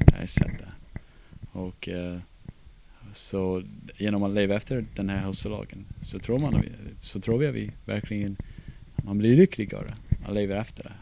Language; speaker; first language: Swedish; non-native, fluent; English